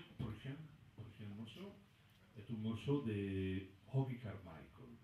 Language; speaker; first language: French; non-native, learner; Italian